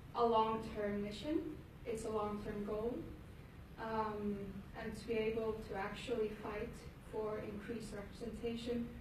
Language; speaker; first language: English; non-native, fluent; Icelandic